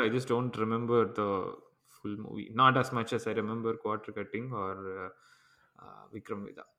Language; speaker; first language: English; non-native, local second language; Tamil